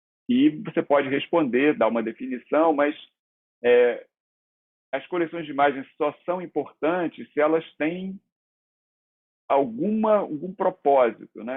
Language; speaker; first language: Portuguese; native; Portuguese